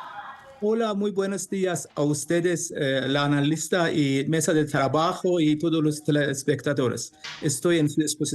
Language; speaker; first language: Spanish; non-native, learner; Persian